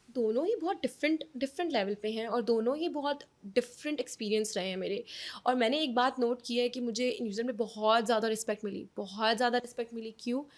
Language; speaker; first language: Urdu; native; Urdu